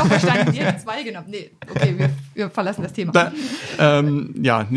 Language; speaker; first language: German; native; German